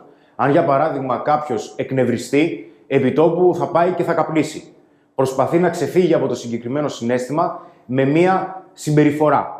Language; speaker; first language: Greek; native; Greek